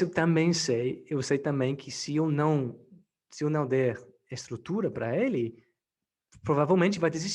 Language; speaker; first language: Portuguese; non-native, fluent; English